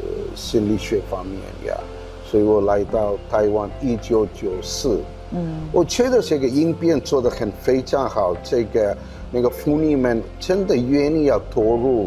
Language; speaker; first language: Chinese; non-native, fluent; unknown